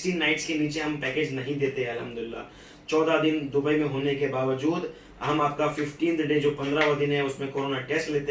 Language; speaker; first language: Hindi; native; Hindi